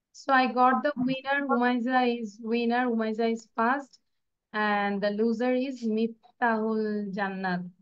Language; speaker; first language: English; non-native, local second language; Bangla